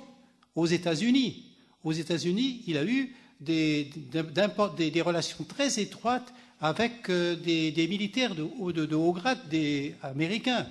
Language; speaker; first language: French; native; French